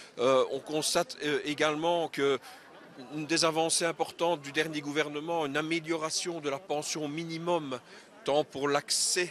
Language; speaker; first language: French; native; French